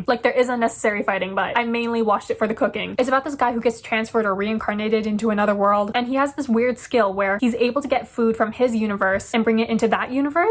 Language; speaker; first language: English; native; English